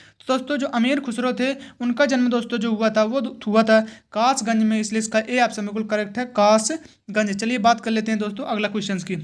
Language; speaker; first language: Hindi; native; Hindi